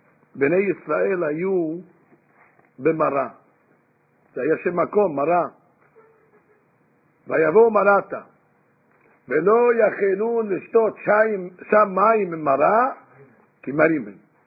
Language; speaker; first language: Hebrew; non-native, fluent; English